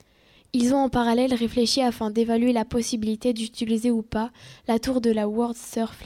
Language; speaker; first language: French; native; French